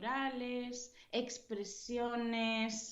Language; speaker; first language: Spanish; native; Spanish